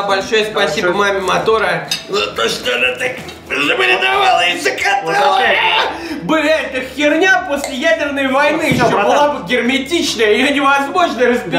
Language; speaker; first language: Russian; native; Russian